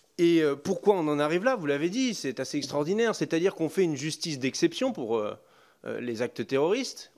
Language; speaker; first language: French; native; French